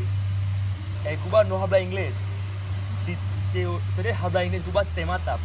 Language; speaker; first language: Spanish; non-native, learner; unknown